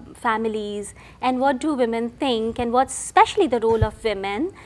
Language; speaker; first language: English; non-native, local second language; Hindi